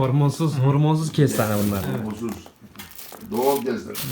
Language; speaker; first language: Turkish; native; Turkish